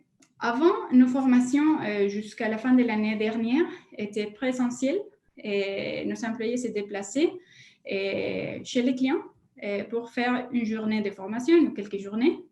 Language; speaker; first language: French; non-native, fluent; Spanish